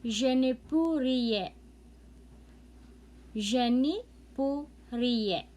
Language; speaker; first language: French; non-native, learner; Cebuano